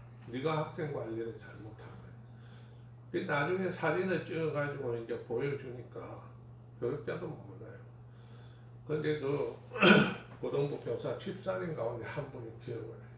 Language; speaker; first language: Korean; native; Korean